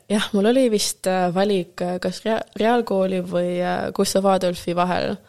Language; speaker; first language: Estonian; non-native, local second language; Russian